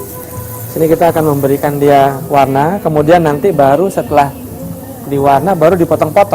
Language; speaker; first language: Indonesian; native; Indonesian